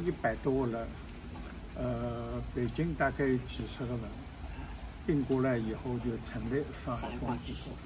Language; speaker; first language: Chinese; non-native, local second language; Wu Chinese